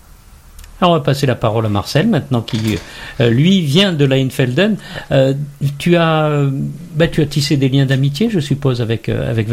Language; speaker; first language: French; native; French